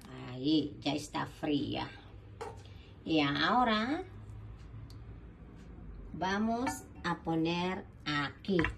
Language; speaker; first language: Spanish; non-native, fluent; Filipino